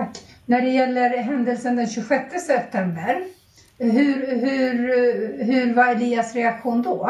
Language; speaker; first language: Swedish; native; Swedish